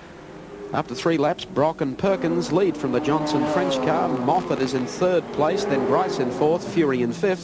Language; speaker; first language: English; native; English